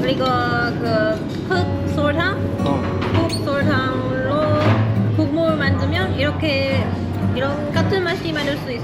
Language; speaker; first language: Korean; non-native, learner; Chinese